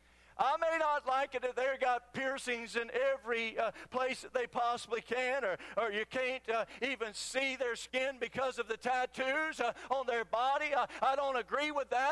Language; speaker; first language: English; native; English